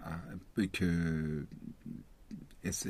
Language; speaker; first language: French; non-native, learner; Swedish